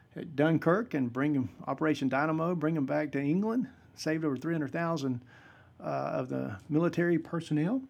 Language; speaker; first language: English; native; English